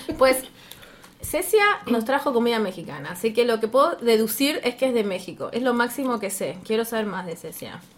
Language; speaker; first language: Spanish; early bilingual, other home language; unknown